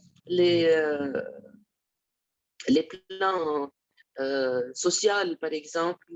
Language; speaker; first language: French; non-native, local second language; Arabic